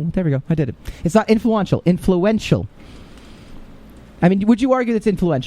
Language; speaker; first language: English; native; English